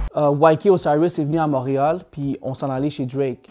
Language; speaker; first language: French; native; French